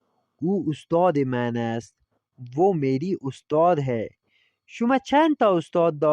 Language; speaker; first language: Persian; non-native, fluent; Urdu